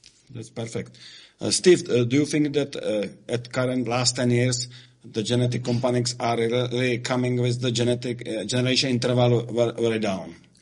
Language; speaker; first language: English; non-native, fluent; Czech